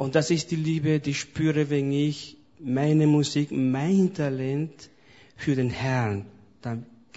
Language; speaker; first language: German; non-native, fluent; Spanish